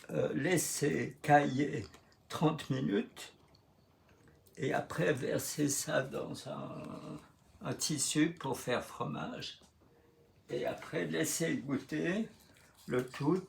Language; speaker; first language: French; non-native, fluent; Russian